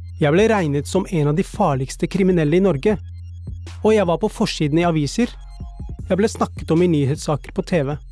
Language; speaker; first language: Norwegian; early bilingual, other home language; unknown